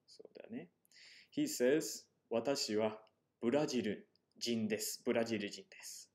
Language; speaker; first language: Japanese; non-native, fluent; English